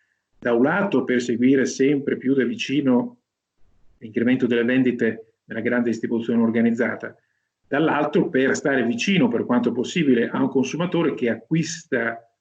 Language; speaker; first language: Italian; native; Italian